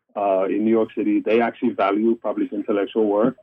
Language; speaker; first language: English; non-native, local second language; Afrikaans